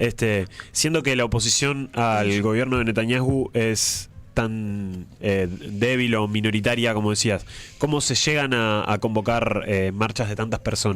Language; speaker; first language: Spanish; native; Spanish